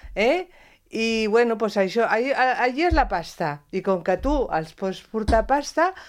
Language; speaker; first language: Catalan; non-native, local second language; Spanish